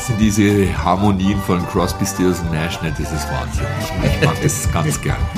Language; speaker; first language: German; native; German